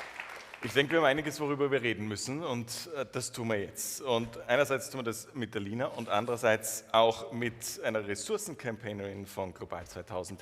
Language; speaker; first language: German; native; German